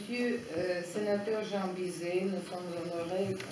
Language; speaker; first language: French; non-native, fluent; Russian